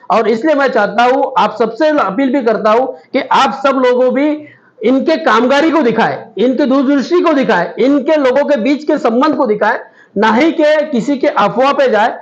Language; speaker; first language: Hindi; native; Hindi